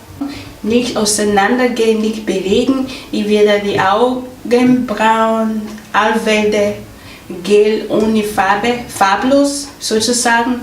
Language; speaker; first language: German; non-native, fluent; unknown